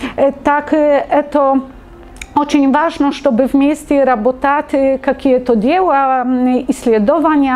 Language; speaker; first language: Russian; non-native, learner; Polish